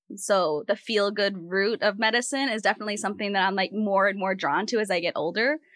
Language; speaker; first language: English; native; English